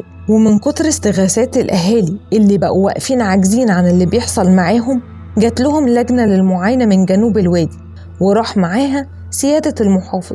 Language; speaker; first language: Arabic; native; Arabic